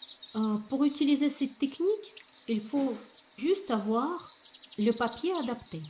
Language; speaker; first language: French; non-native, fluent; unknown